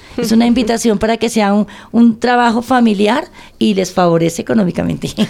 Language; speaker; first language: Spanish; native; Spanish